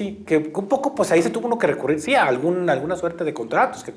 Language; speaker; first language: Spanish; native; Spanish